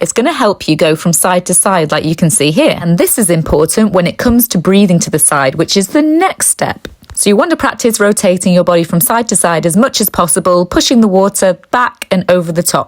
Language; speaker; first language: English; native; English